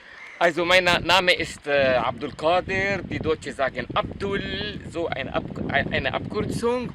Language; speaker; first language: German; non-native, fluent; Arabic